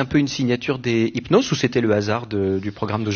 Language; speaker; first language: French; native; French